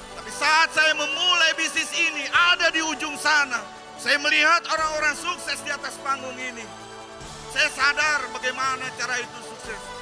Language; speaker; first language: Indonesian; native; Indonesian